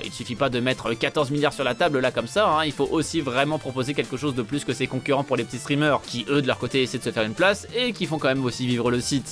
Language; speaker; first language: French; native; French